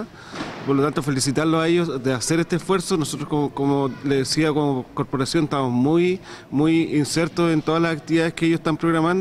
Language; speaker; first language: Spanish; native; Spanish